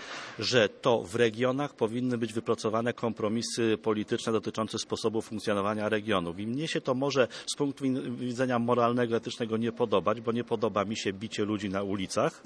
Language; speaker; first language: Polish; native; Polish